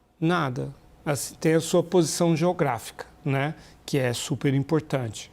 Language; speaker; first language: Portuguese; native; Portuguese